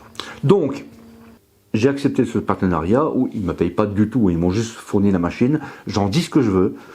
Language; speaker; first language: French; native; French